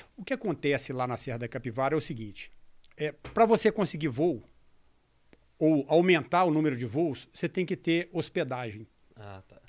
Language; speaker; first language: Portuguese; native; Portuguese